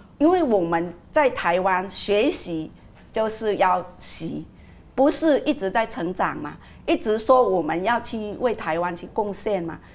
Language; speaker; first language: Chinese; non-native, fluent; Vietnamese